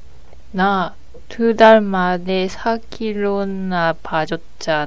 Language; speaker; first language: Korean; non-native, learner; Japanese